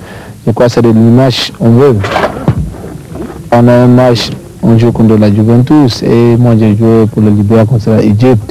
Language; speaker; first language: French; non-native, fluent; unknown